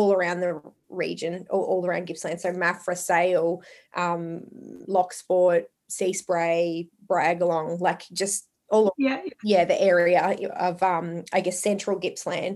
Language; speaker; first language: English; native; English